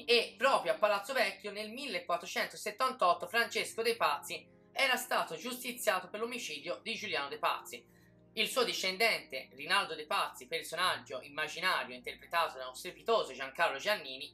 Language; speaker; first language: Italian; native; Italian